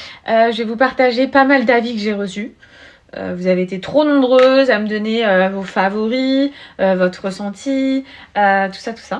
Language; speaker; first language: French; native; French